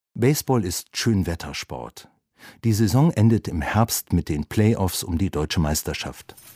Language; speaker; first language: German; native; German